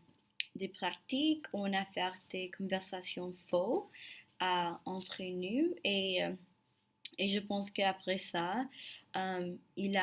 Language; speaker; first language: French; non-native, learner; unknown